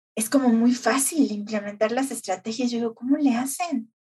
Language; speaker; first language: Spanish; native; Spanish